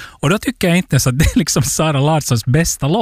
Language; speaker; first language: Swedish; native; Swedish